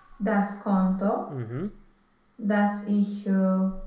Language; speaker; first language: German; non-native, learner; Romanian